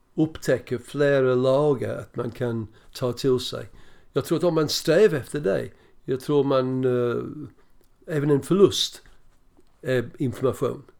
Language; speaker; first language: Swedish; non-native, fluent; English